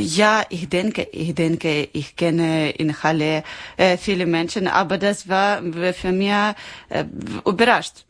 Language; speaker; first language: German; non-native, learner; Ukrainian